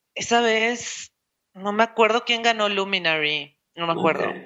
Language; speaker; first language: Spanish; native; Spanish